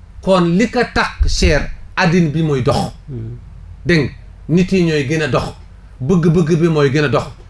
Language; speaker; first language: Wolof; non-native, local second language; Fula